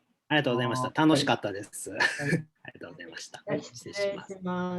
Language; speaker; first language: Japanese; native; Japanese